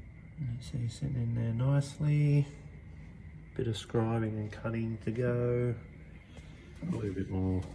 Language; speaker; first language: English; native; English